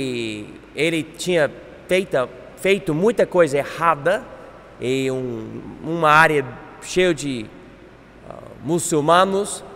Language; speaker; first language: Portuguese; non-native, fluent; English